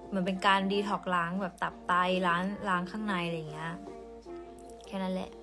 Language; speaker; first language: Thai; native; Thai